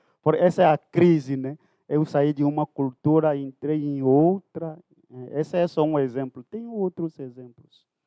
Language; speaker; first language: Portuguese; non-native, fluent; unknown